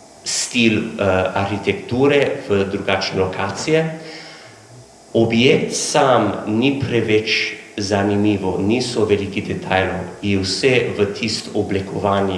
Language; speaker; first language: Slovenian; non-native, learner; English